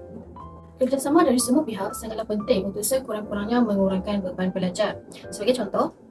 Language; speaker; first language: Malay; native; Malay